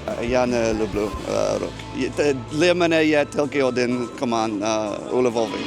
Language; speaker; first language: Ukrainian; non-native, learner; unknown